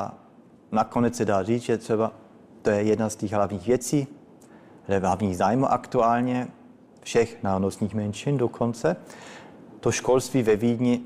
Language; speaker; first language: Czech; early bilingual, heritage; Czech